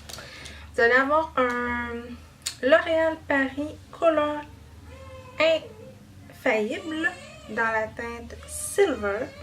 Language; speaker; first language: French; native; French